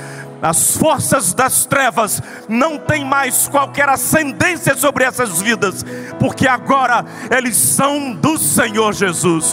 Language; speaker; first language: Portuguese; native; Portuguese